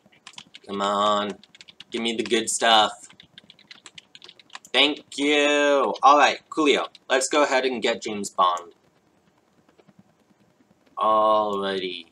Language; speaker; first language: English; native; English